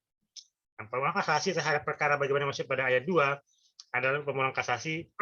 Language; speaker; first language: Indonesian; native; Indonesian